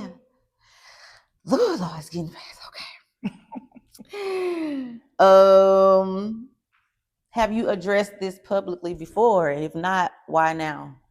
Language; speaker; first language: English; native; English